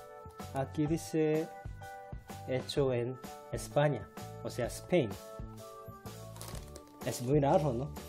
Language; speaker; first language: Spanish; non-native, fluent; Korean